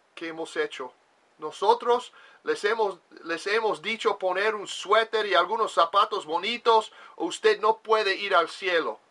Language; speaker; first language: Spanish; non-native, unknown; English